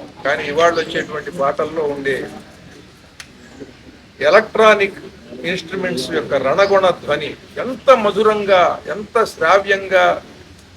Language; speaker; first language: Telugu; native; Telugu